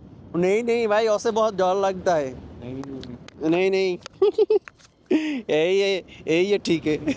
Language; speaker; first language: Hindi; non-native, learner; Bangla